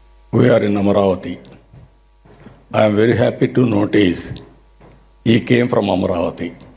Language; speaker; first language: English; non-native, local second language; Telugu